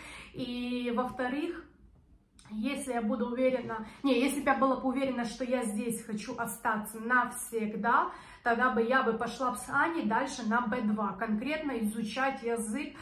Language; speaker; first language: Russian; native; Russian